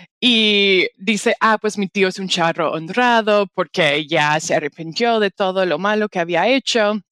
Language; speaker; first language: Spanish; non-native, fluent; English